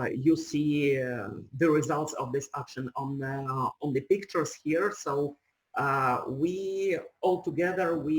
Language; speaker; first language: English; non-native, fluent; Ukrainian